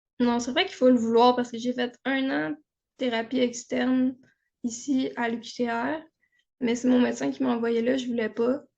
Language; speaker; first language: French; native; French